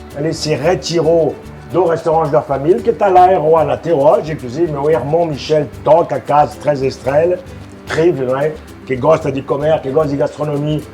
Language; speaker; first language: Portuguese; non-native, fluent; French